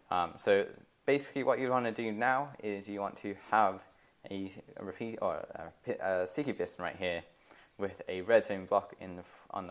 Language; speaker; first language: English; native; English